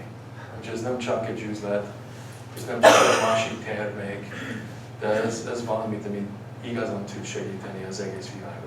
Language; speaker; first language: Hungarian; early bilingual, heritage; English